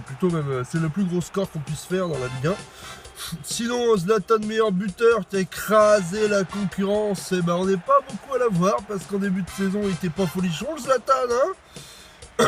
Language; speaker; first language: French; native; French